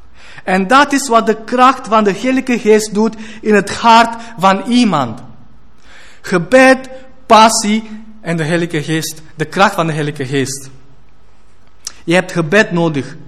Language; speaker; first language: Dutch; non-native, fluent; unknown